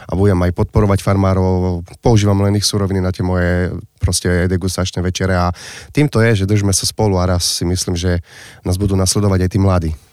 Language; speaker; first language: Slovak; native; Slovak